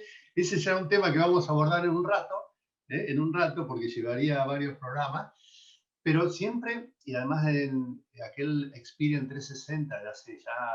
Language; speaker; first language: Spanish; native; Spanish